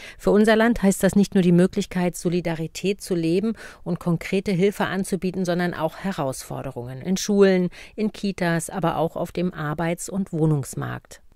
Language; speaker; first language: German; native; German